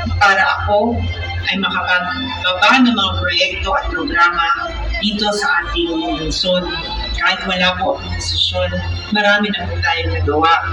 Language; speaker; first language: Filipino; native; Filipino